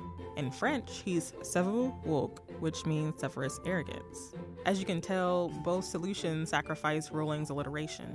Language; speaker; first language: English; native; English